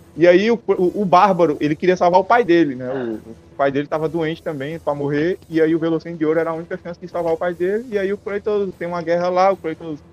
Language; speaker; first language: Portuguese; native; Portuguese